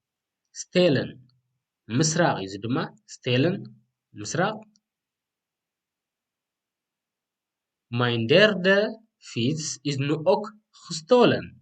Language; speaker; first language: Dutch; non-native, fluent; Tigrinya